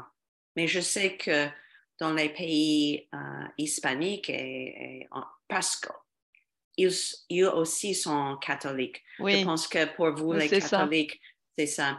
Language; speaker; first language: French; non-native, fluent; English